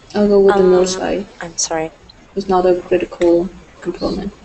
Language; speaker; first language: English; non-native, fluent; Vietnamese